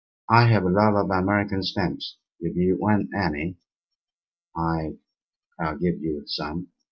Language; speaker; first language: English; non-native, fluent; Chinese